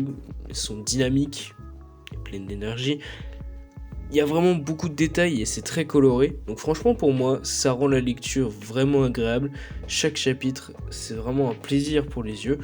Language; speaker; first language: French; native; French